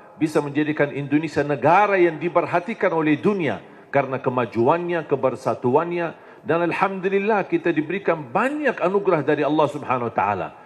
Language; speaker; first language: Indonesian; non-native, fluent; Arabic